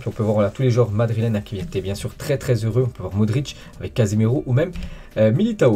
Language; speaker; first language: French; native; French